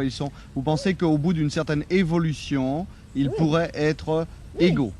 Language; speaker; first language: French; native; French